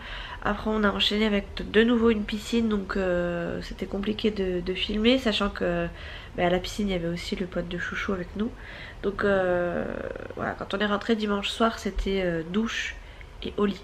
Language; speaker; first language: French; native; French